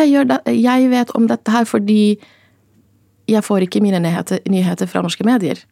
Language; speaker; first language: Norwegian; non-native, fluent; Arabic